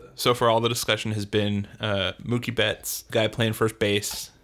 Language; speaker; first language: English; native; English